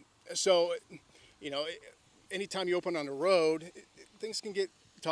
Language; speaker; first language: English; native; English